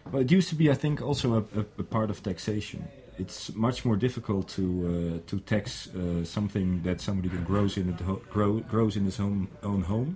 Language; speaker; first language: English; non-native, fluent; Dutch